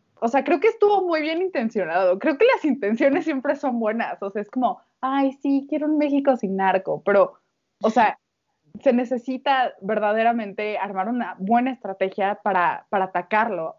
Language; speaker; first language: Spanish; native; Spanish